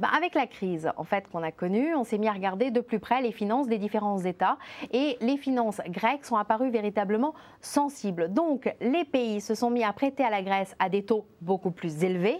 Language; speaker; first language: French; native; French